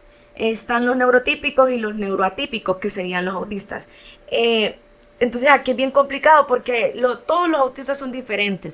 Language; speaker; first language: Spanish; native; Spanish